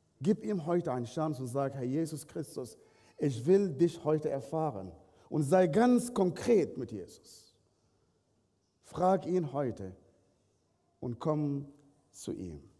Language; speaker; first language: German; non-native, fluent; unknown